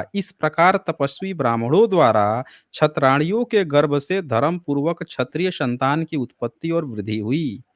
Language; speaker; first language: Hindi; native; Hindi